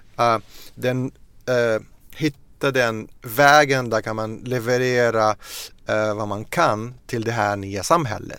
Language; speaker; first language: Swedish; non-native, fluent; Arabic